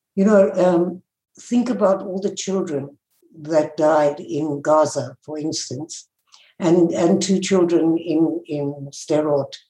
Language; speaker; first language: English; native; English